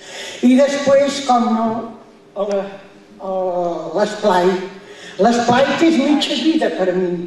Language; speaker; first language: Catalan; non-native, local second language; Spanish